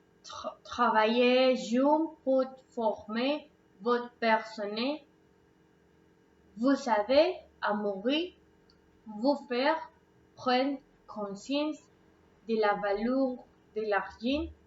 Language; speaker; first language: French; non-native, learner; Spanish